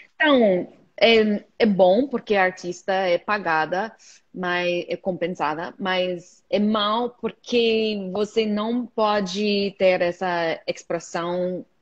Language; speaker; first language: Portuguese; non-native, fluent; English